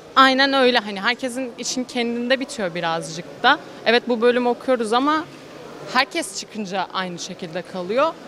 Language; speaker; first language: Turkish; native; Turkish